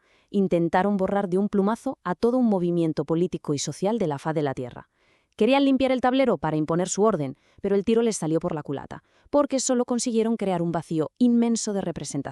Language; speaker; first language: Spanish; native; Spanish